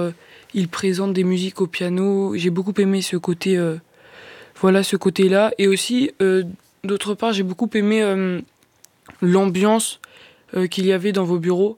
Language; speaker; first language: French; native; French